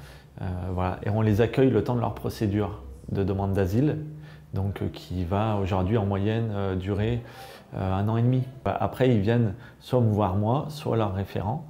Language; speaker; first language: French; native; French